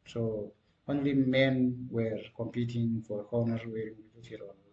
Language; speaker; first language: English; non-native, local second language; Amharic